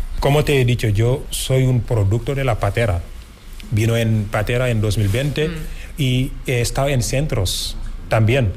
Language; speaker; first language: Spanish; non-native, fluent; Wolof